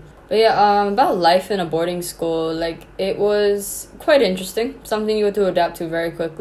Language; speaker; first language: English; non-native, local second language; Cantonese